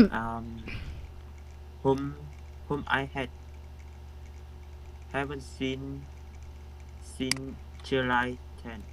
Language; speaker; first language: English; non-native, learner; Vietnamese